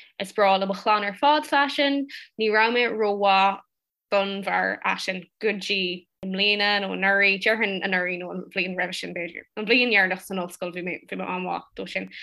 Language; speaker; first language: Irish; non-native, local second language; English